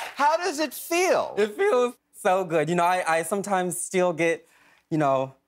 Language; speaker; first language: English; native; English